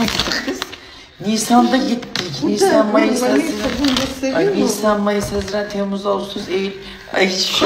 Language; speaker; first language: Turkish; native; Turkish